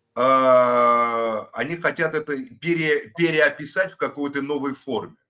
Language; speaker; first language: Russian; native; Russian